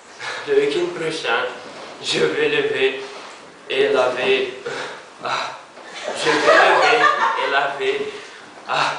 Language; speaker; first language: French; non-native, learner; Romanian